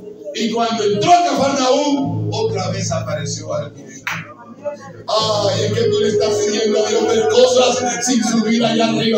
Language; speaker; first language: Spanish; native; Spanish